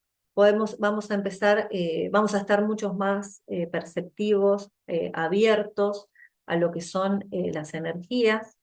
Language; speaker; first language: Spanish; native; Spanish